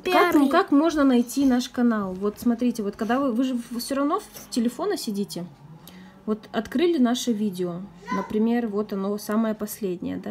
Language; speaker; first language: Russian; native; Russian